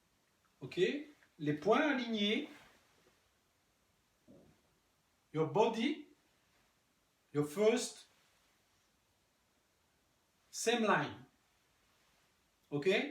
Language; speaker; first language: English; non-native, learner; French